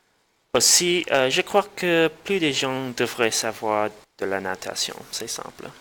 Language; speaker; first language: French; non-native, learner; English